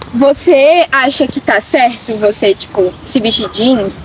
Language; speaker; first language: Portuguese; native; Portuguese